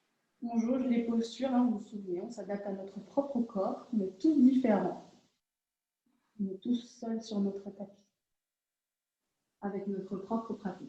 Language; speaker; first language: French; native; French